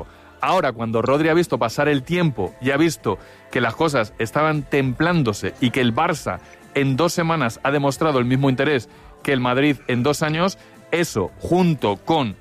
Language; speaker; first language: Spanish; native; Spanish